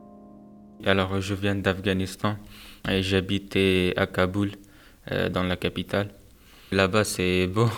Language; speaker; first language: French; non-native, fluent; Persian